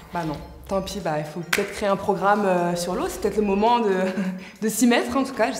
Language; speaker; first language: French; native; French